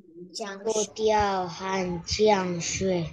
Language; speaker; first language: Chinese; non-native, learner; Malay